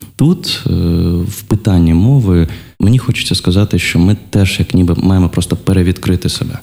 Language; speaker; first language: Ukrainian; non-native, local second language; Russian